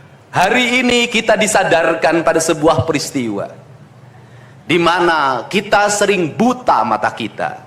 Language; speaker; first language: Indonesian; native; Indonesian